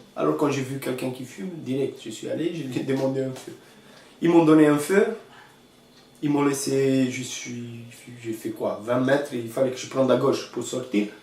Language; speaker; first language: French; non-native, fluent; Romanian